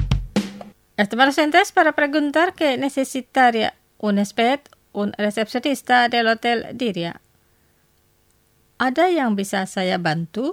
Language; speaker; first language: Spanish; non-native, fluent; Indonesian